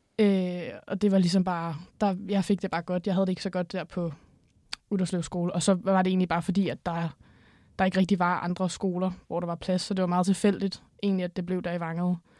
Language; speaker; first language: Danish; native; Danish